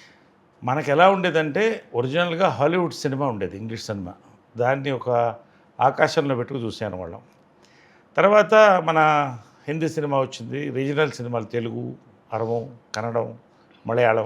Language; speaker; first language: Telugu; native; Telugu